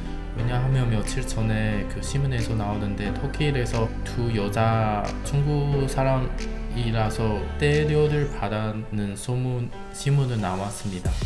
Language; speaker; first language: Korean; non-native, learner; Chinese